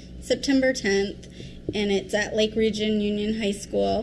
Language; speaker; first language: English; native; English